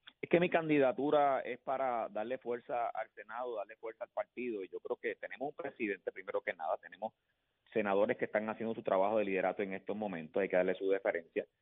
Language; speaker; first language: Spanish; native; Spanish